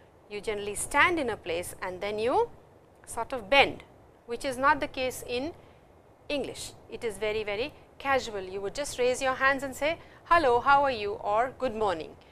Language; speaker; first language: English; non-native, local second language; Hindi